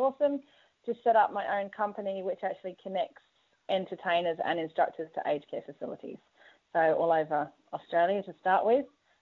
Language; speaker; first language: English; native; English